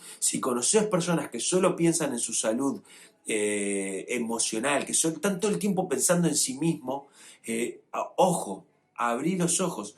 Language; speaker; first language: Spanish; native; Spanish